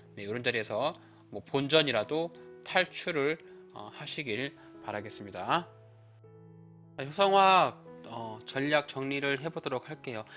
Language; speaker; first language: Korean; native; Korean